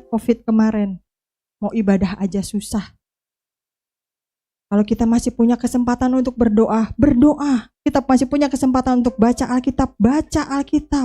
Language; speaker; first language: Indonesian; native; Indonesian